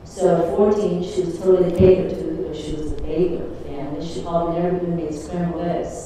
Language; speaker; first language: English; early bilingual, other home language; Czech